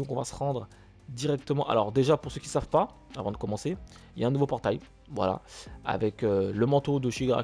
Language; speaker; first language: French; native; French